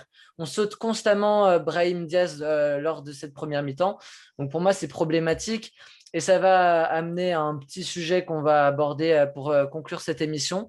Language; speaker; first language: French; native; French